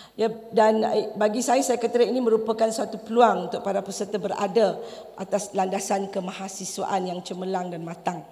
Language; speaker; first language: Malay; native; Malay